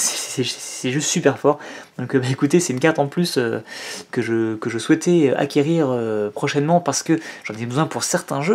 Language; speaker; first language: French; native; French